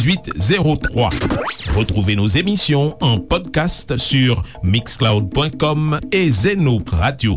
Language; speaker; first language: French; non-native, local second language; Haitian Creole